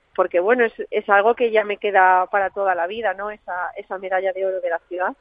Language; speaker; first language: Spanish; native; Spanish